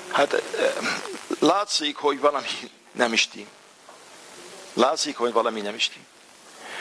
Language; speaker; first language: Hungarian; non-native, fluent; Arabic